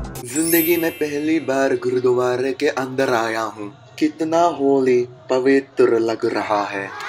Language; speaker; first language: Hindi; non-native, fluent; Japanese